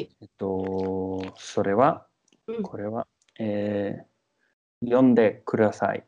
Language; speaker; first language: Japanese; non-native, learner; English